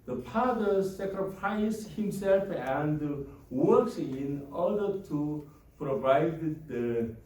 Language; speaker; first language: English; non-native, learner; Korean